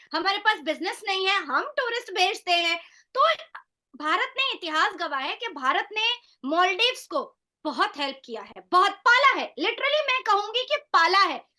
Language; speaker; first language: Hindi; native; Hindi